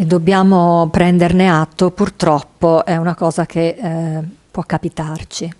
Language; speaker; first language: Italian; native; Italian